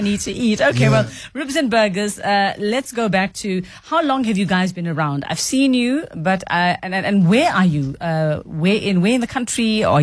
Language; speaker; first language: English; native; English